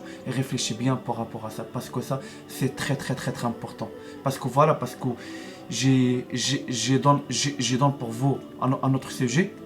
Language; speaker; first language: French; non-native, learner; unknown